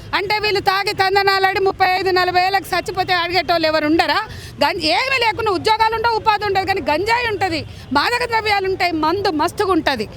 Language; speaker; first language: Telugu; native; Telugu